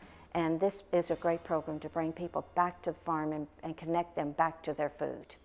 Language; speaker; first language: English; native; English